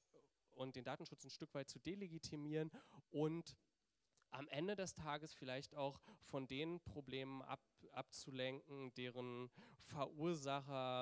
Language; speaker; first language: German; native; German